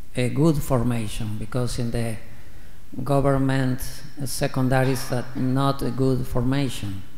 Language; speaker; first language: English; non-native, learner; Spanish